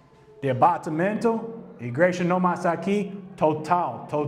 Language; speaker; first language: Portuguese; non-native, learner; English